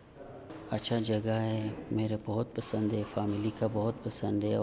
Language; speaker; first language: Hindi; non-native, learner; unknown